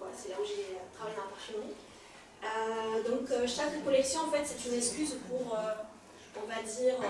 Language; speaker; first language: French; native; French